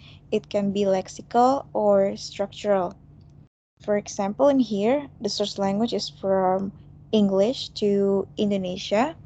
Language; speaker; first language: English; non-native, fluent; Indonesian